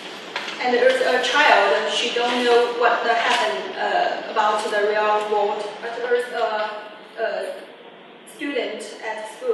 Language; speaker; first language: English; non-native, learner; Chinese